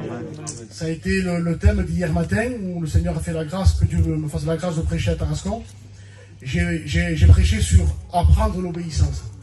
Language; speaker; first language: French; native; French